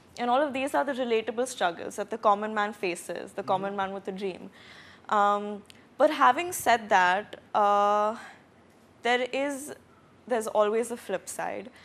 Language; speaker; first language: English; non-native, local second language; Hindi